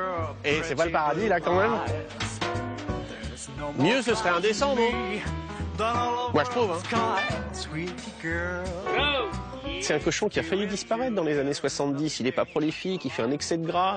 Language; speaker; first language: French; native; French